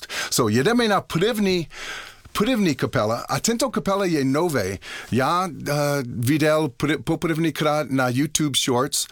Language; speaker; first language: Czech; non-native, learner; English